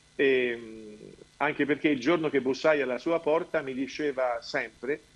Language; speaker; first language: Italian; non-native, fluent; Albanian